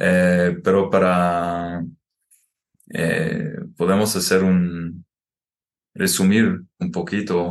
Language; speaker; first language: Spanish; non-native, fluent; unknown